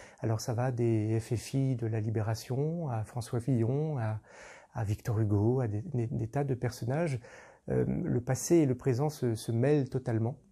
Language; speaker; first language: French; native; French